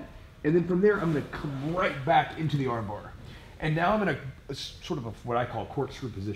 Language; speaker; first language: English; native; English